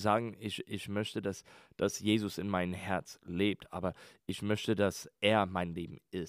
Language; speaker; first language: German; non-native, learner; English